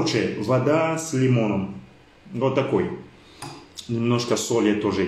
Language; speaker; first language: Russian; non-native, learner; French